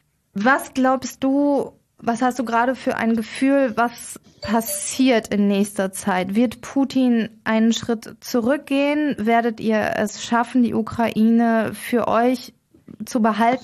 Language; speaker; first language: German; native; German